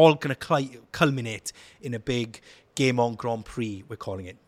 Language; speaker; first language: English; native; English